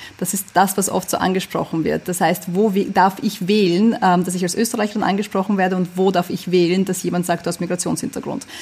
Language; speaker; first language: German; early bilingual, other home language; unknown